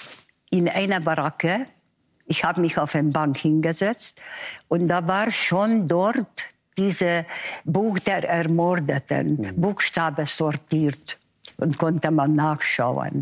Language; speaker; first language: German; non-native, fluent; Hungarian